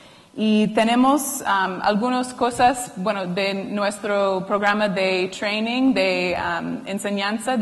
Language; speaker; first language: Spanish; non-native, fluent; English